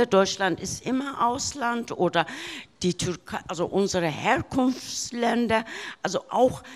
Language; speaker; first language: German; early bilingual, other home language; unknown